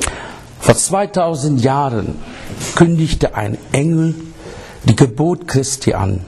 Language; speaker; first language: German; non-native, learner; English